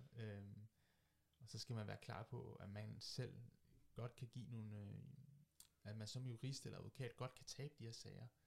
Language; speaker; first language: Danish; early bilingual, other home language; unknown